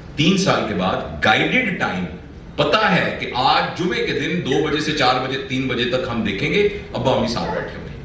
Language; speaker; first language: Urdu; non-native, local second language; Punjabi